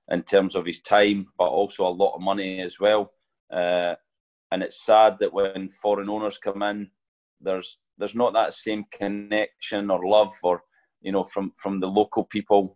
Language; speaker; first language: English; native; English